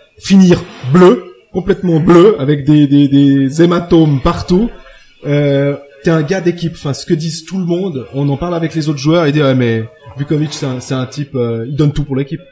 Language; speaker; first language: French; native; French